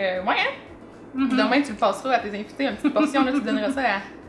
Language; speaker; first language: French; native; French